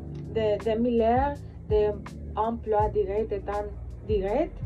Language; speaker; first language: French; non-native, learner; Spanish